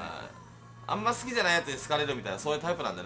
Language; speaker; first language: Japanese; native; Japanese